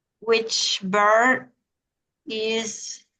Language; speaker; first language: English; non-native, learner; Spanish